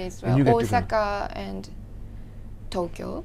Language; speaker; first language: English; non-native, learner; Japanese